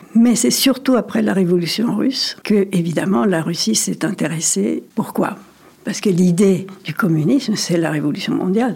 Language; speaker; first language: French; non-native, fluent; Spanish